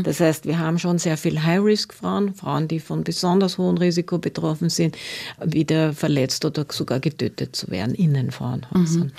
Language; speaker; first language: German; native; German